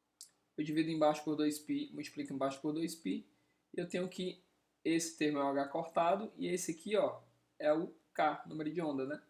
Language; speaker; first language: Portuguese; native; Portuguese